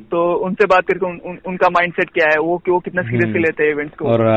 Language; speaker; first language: Hindi; non-native, local second language; Gujarati